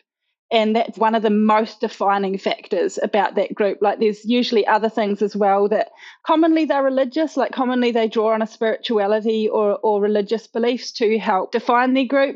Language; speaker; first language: English; native; English